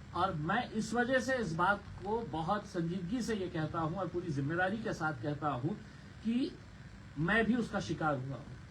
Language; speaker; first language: Hindi; non-native, local second language; Marathi